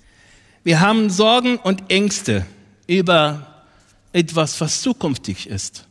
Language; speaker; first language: German; non-native, fluent; Arabic